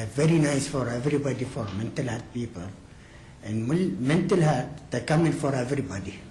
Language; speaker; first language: English; non-native, learner; Arabic